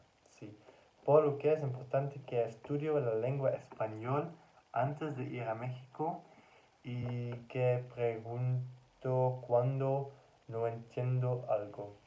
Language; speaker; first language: Spanish; non-native, learner; Dutch